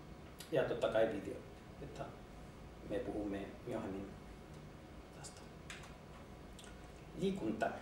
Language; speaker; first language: Finnish; non-native, learner; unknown